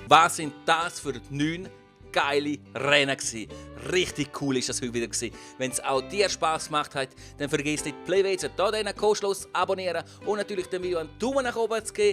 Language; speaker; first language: German; native; German